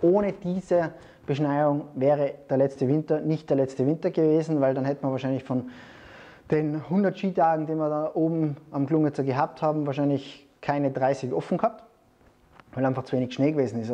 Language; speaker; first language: German; native; German